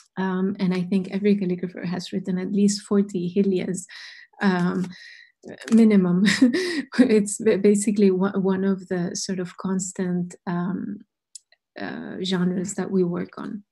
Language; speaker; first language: English; non-native, fluent; Spanish